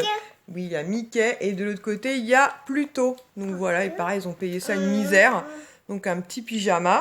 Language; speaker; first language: French; native; French